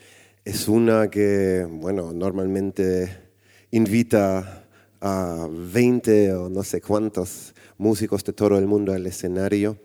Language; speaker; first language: Spanish; non-native, fluent; German